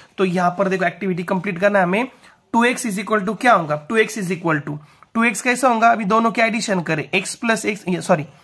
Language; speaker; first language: Hindi; non-native, local second language; Marathi